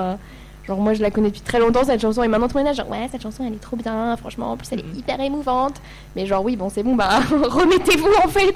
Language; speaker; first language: French; native; French